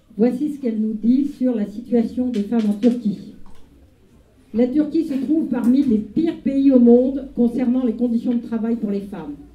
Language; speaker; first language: French; native; French